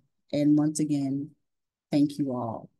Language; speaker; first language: English; native; English